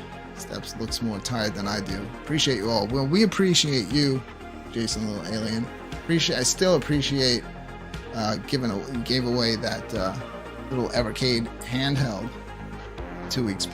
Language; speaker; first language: English; native; English